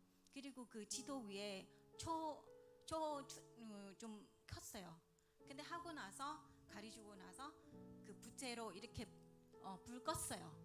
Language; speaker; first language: Korean; non-native, learner; Vietnamese